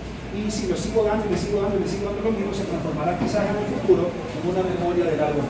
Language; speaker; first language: Spanish; native; Spanish